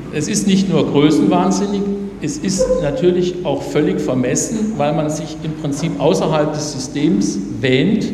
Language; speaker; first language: German; native; German